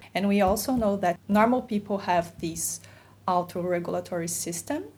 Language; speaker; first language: English; non-native, fluent; Portuguese